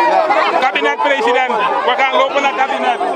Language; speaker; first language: Dutch; non-native, local second language; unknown